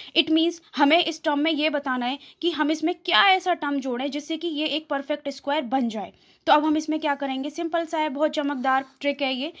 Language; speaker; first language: Hindi; native; Hindi